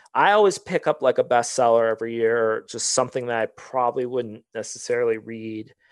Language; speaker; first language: English; native; English